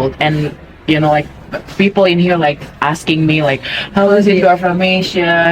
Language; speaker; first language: English; non-native, fluent; Indonesian